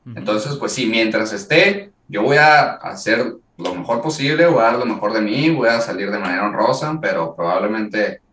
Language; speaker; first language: Spanish; native; Spanish